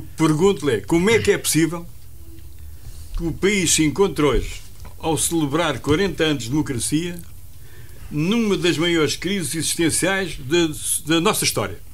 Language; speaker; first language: Portuguese; native; Portuguese